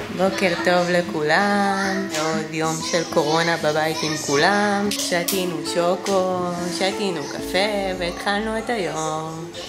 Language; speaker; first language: Hebrew; native; Hebrew